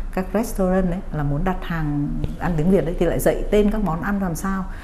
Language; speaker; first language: Vietnamese; native; Vietnamese